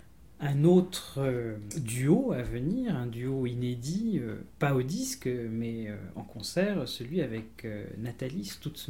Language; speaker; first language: French; native; French